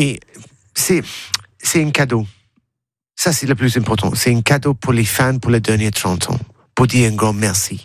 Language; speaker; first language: French; non-native, learner; English